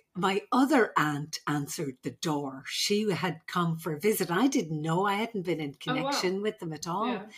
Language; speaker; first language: English; native; English